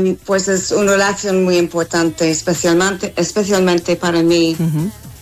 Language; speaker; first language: Spanish; non-native, fluent; English